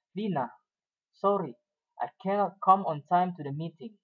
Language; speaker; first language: English; non-native, fluent; Indonesian